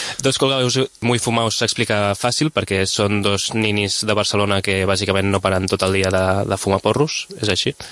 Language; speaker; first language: Catalan; non-native, local second language; Spanish